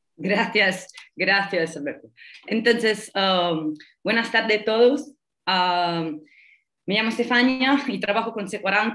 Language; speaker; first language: Spanish; non-native, fluent; Italian